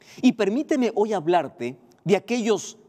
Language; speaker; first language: Spanish; native; Spanish